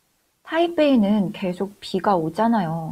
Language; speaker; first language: Korean; non-native, fluent; Chinese